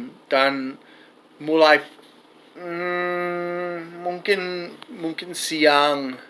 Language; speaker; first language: Indonesian; non-native, fluent; English